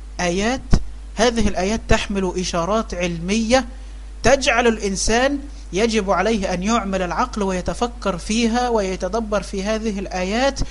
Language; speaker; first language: Arabic; native; Arabic